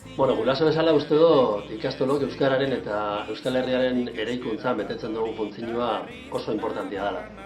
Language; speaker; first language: Basque; native; Basque